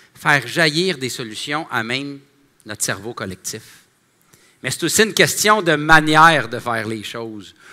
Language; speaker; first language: French; native; French